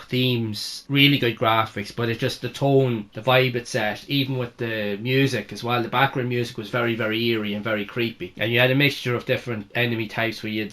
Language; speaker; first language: English; native; English